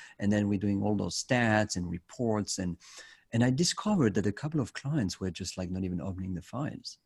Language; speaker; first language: English; non-native, fluent; French